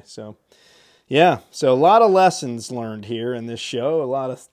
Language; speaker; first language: English; native; English